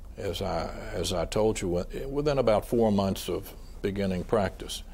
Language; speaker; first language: English; native; English